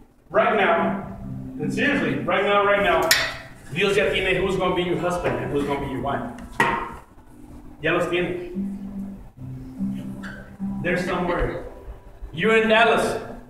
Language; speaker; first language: English; early bilingual, other home language; Spanish